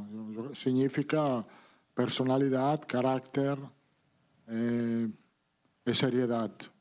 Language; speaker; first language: Portuguese; non-native, learner; Italian